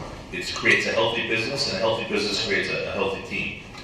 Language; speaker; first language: English; native; English